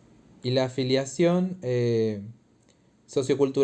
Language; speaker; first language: Spanish; native; Spanish